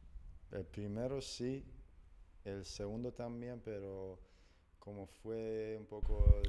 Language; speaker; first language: Spanish; non-native, fluent; Persian